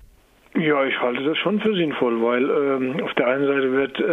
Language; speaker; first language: German; native; German